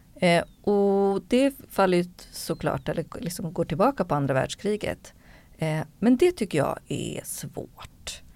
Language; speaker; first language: Swedish; native; Swedish